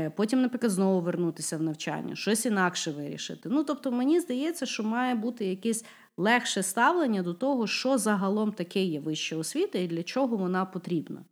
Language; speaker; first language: Ukrainian; non-native, local second language; Russian